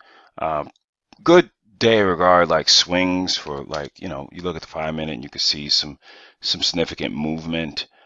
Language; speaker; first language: English; native; English